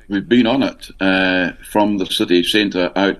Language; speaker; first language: English; native; English